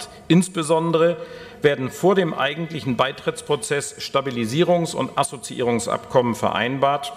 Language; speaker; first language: German; native; German